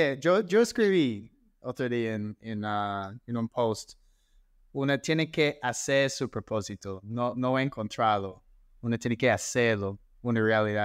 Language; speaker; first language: Spanish; non-native, fluent; English